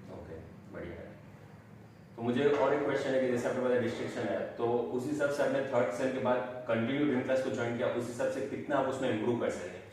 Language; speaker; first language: Hindi; native; Hindi